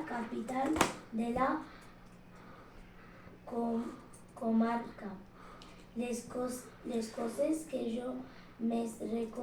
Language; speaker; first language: Catalan; non-native, learner; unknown